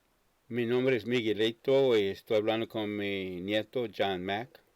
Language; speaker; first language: Spanish; non-native, fluent; English